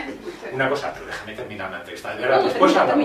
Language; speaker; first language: Spanish; native; Spanish